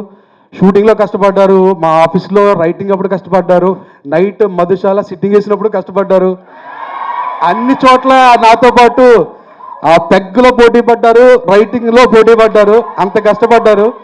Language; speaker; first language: Telugu; native; Telugu